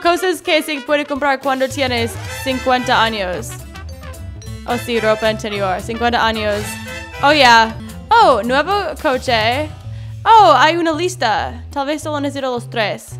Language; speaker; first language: Spanish; non-native, learner; English